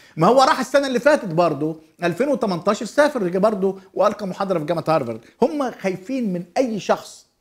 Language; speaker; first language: Arabic; native; Arabic